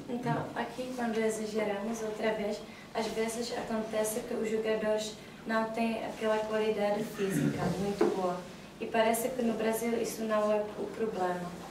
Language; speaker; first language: Portuguese; non-native, fluent; Czech